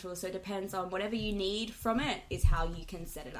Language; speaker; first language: English; non-native, local second language; Spanish